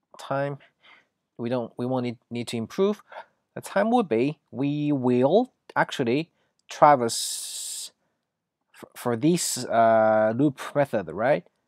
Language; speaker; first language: English; non-native, fluent; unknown